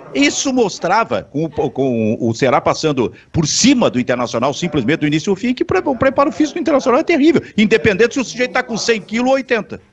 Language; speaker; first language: Portuguese; native; Portuguese